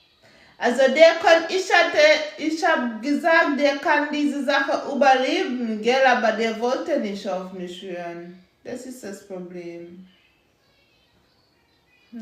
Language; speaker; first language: German; non-native, learner; English